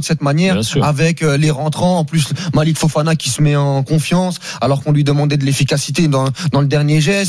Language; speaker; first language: French; native; French